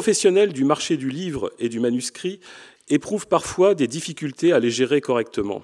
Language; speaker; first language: French; native; French